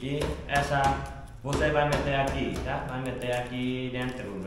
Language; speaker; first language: Portuguese; non-native, learner; Vietnamese